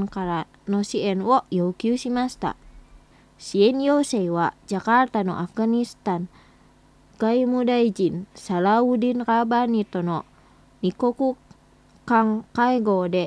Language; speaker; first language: Japanese; non-native, fluent; Indonesian